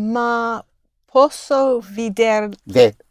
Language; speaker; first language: Italian; non-native, learner; English